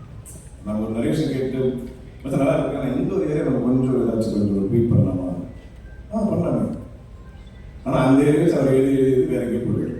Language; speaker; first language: Tamil; non-native, fluent; Malayalam